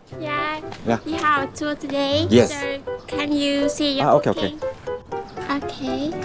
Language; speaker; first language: English; non-native, learner; Vietnamese